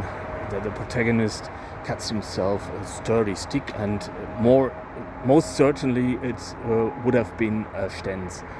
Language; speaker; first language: English; non-native, fluent; German